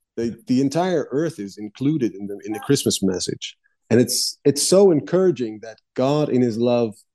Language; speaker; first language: English; non-native, fluent; Dutch